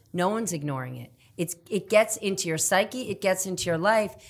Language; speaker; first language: English; native; English